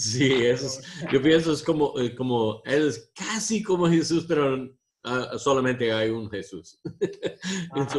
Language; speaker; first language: Spanish; non-native, learner; English